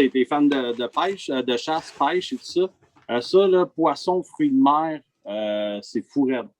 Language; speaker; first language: French; native; French